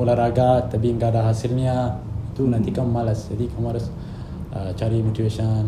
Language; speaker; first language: Indonesian; non-native, fluent; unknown